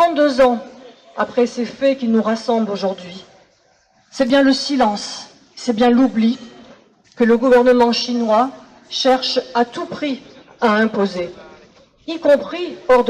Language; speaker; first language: French; native; French